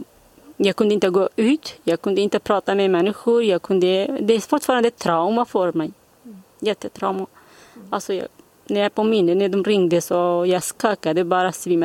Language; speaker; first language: Swedish; non-native, learner; Kurdish